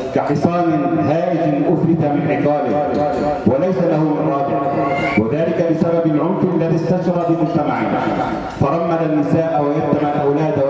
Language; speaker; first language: Arabic; native; Arabic